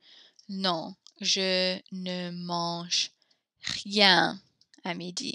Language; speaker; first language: French; non-native, learner; English